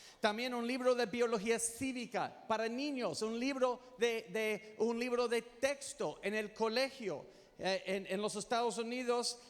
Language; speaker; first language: Spanish; non-native, fluent; English